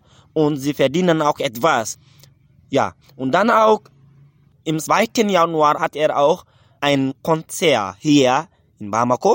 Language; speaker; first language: German; non-native, learner; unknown